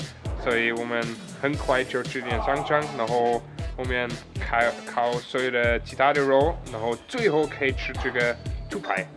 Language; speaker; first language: Chinese; non-native, fluent; German